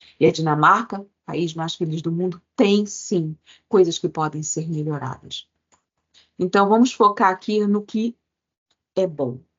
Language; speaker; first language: Portuguese; native; Portuguese